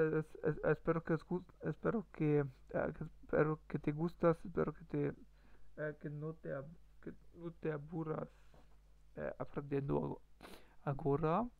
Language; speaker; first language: Spanish; non-native, learner; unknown